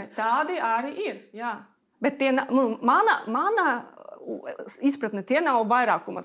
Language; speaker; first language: Latvian; non-native, local second language; Russian